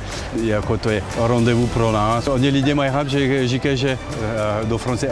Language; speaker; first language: Czech; non-native, learner; French